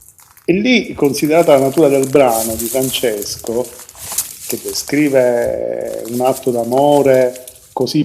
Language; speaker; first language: Italian; native; Italian